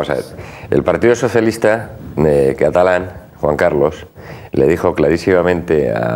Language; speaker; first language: Spanish; native; Spanish